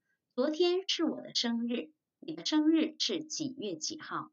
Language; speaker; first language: Chinese; non-native, fluent; Korean